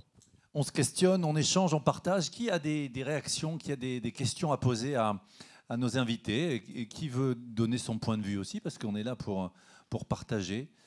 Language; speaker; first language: French; native; French